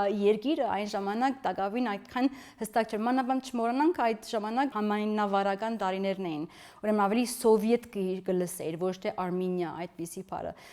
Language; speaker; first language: Armenian; early bilingual, heritage; Armenian